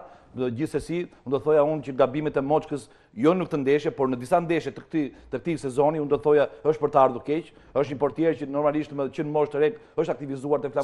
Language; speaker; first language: Albanian; native; Albanian